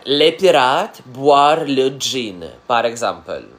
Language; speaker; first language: French; non-native, learner; Russian